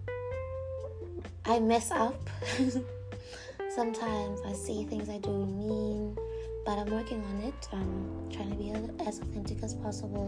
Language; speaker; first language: English; non-native, local second language; Tswana